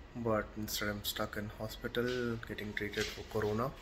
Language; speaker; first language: English; non-native, local second language; Tamil